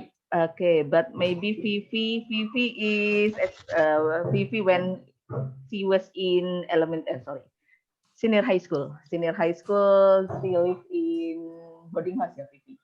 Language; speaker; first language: English; non-native, fluent; Indonesian